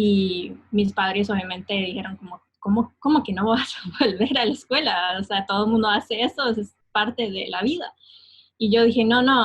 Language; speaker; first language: Spanish; non-native, fluent; English